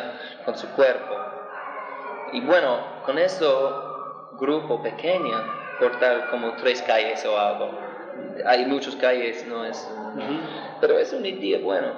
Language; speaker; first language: Spanish; non-native, learner; English